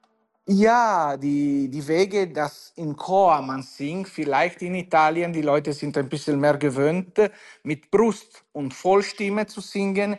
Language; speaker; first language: German; non-native, fluent; Italian